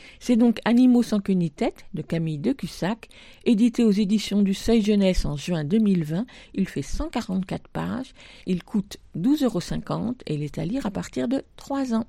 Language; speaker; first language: French; native; French